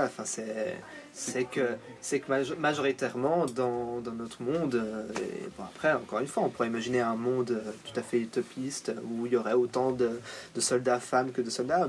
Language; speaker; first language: French; native; French